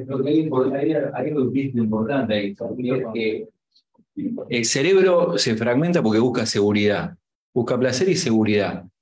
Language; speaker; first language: Spanish; native; Spanish